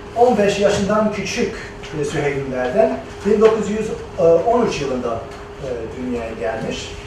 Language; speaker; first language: Turkish; non-native, fluent; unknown